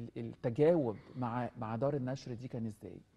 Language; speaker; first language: Arabic; native; Arabic